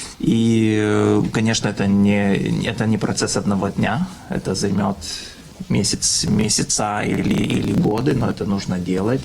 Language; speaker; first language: Russian; non-native, fluent; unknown